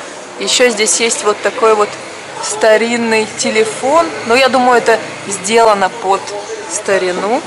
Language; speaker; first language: Russian; native; Russian